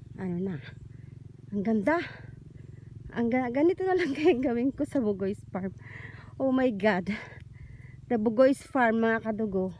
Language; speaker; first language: Filipino; non-native, local second language; Iloko